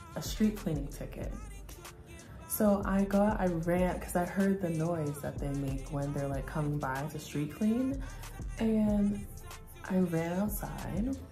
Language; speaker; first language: English; native; English